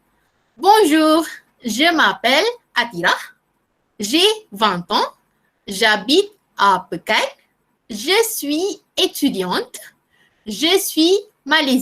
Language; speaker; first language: French; non-native, fluent; Malay